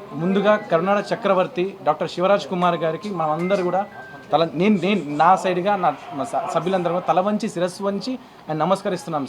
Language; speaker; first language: Telugu; native; Telugu